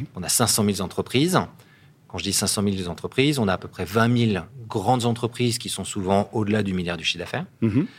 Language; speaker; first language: French; native; French